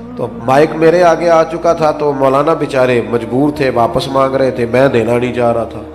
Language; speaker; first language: Urdu; non-native, local second language; Punjabi